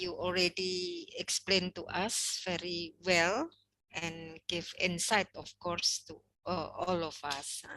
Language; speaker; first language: English; non-native, learner; Indonesian